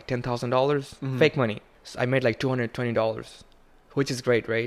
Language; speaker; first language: English; non-native, local second language; Bangla